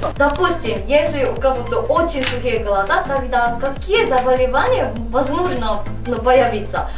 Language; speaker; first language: Russian; non-native, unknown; Korean